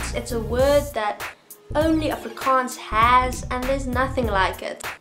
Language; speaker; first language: English; non-native, local second language; Afrikaans